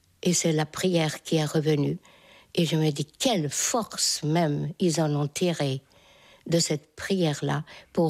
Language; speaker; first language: French; non-native, fluent; Hungarian